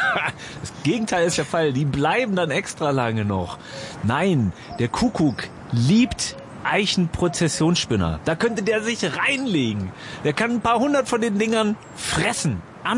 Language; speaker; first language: German; native; German